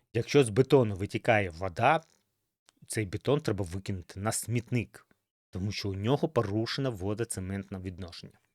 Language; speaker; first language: Ukrainian; native; Ukrainian